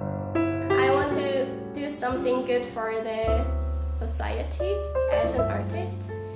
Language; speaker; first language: English; non-native, learner; Korean